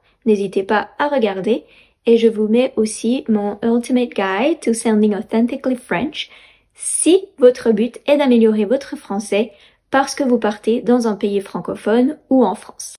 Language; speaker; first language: French; native; French